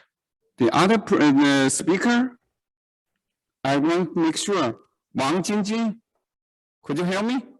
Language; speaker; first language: English; non-native, learner; Chinese